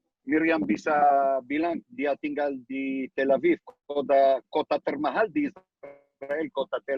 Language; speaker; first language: Indonesian; non-native, learner; Hebrew